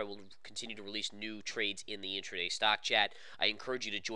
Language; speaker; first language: English; native; English